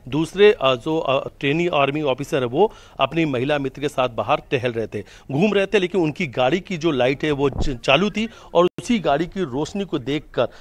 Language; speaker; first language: Hindi; native; Hindi